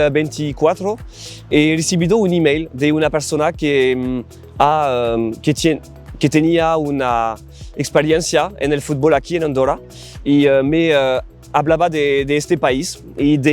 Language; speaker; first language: Spanish; non-native, learner; French